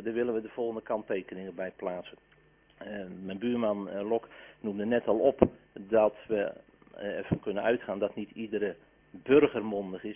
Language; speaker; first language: Dutch; native; Dutch